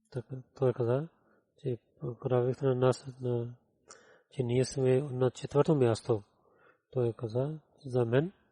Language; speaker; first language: Bulgarian; non-native, learner; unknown